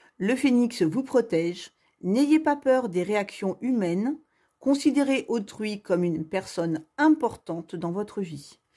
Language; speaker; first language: French; native; French